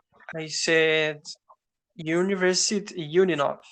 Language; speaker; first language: English; non-native, learner; Portuguese